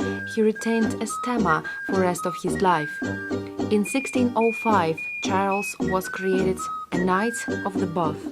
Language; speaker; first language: English; non-native, learner; Russian